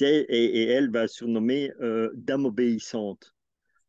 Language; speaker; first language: French; native; French